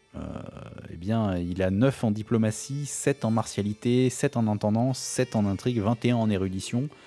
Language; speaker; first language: French; native; French